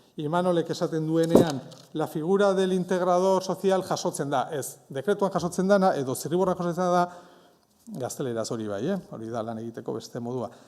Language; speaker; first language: Basque; native; Basque